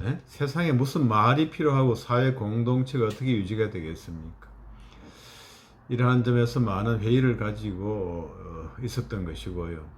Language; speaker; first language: Korean; native; Korean